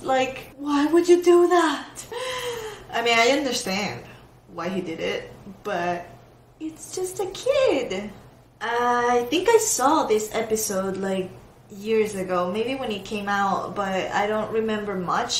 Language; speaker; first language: English; non-native, fluent; Spanish